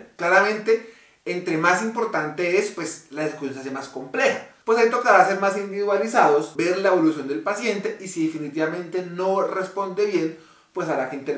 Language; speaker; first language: Spanish; native; Spanish